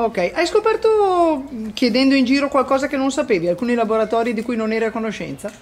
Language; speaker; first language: Italian; native; Italian